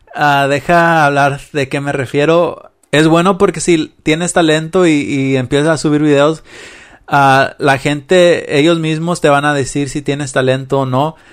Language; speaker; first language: Spanish; early bilingual, heritage; Spanish